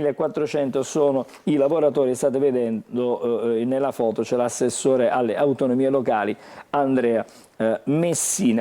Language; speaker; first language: Italian; native; Italian